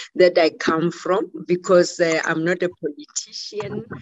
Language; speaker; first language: English; non-native, local second language; Tswana